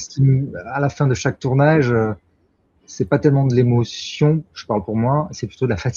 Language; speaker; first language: French; native; French